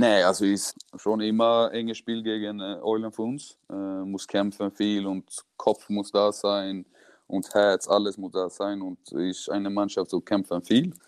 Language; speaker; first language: German; non-native, learner; Swedish